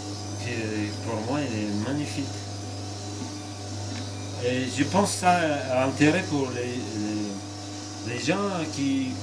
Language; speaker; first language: French; non-native, fluent; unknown